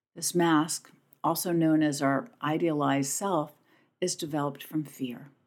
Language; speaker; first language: English; native; English